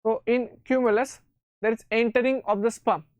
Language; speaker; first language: English; non-native, local second language; Marathi